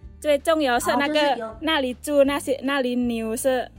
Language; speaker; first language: Chinese; non-native, learner; Indonesian